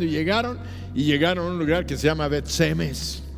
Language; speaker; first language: Spanish; native; Spanish